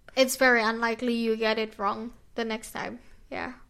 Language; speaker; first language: English; non-native, fluent; Indonesian